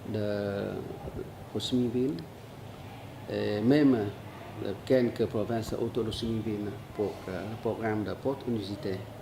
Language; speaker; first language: French; non-native, learner; Vietnamese